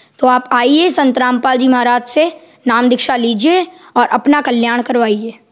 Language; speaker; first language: Hindi; native; Hindi